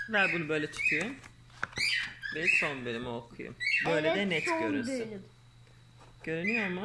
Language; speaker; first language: Turkish; native; Turkish